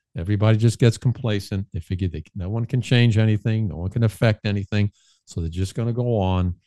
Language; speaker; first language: English; native; English